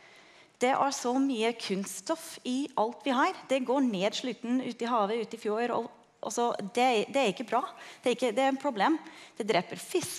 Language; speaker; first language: Norwegian; non-native, fluent; English